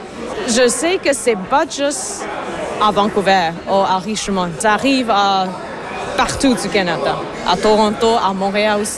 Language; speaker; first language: French; non-native, local second language; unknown